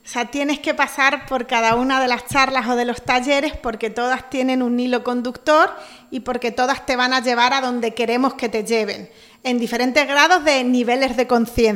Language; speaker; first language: Spanish; native; Spanish